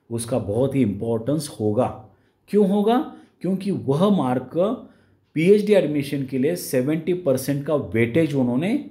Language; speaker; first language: Hindi; non-native, local second language; Marathi